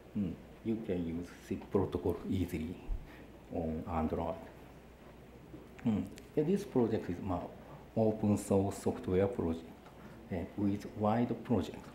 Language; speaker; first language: English; non-native, learner; Japanese